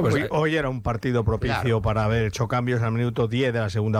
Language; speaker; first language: Spanish; native; Spanish